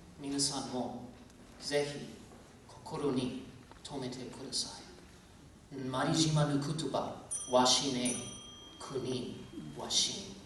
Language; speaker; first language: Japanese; non-native, fluent; English